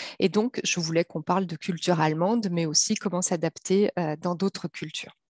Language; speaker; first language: French; native; French